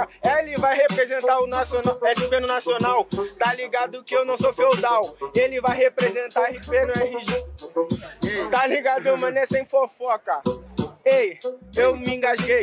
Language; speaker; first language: Portuguese; native; Portuguese